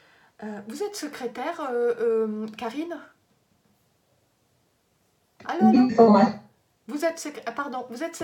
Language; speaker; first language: French; native; French